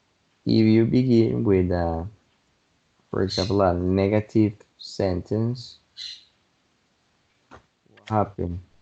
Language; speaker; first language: English; non-native, fluent; Spanish